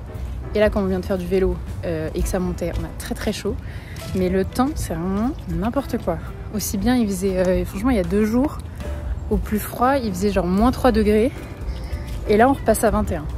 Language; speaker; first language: French; native; French